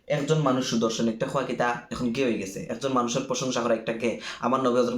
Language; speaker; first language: Bangla; native; Bangla